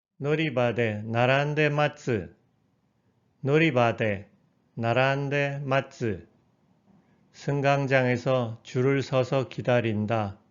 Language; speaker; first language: Korean; native; Korean